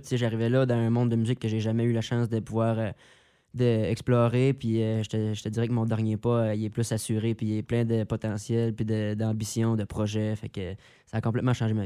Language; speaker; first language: French; native; French